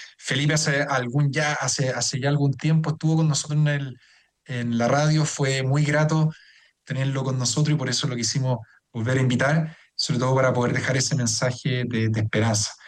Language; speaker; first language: Spanish; native; Spanish